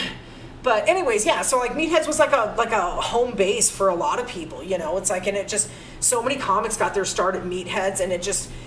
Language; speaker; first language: English; native; English